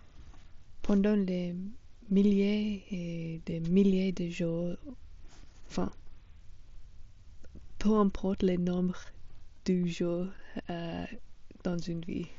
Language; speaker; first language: French; non-native, fluent; English